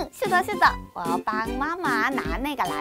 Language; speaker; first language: Chinese; non-native, fluent; Korean